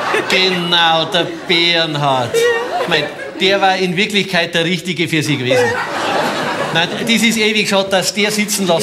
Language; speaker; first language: German; native; German